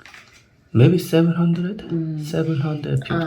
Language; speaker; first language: English; non-native, learner; Korean